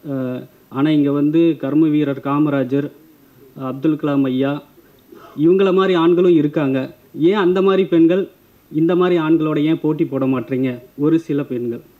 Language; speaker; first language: Tamil; native; Tamil